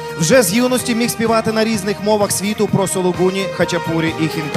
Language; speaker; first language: Ukrainian; native; Ukrainian